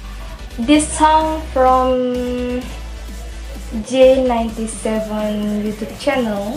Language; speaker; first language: English; non-native, learner; Indonesian